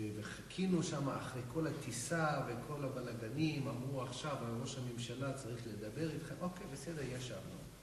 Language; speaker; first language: Hebrew; non-native, fluent; English